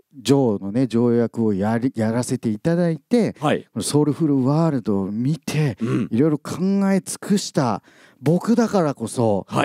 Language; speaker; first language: Japanese; native; Japanese